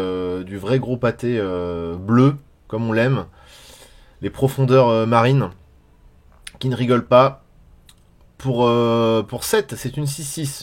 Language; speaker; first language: French; native; French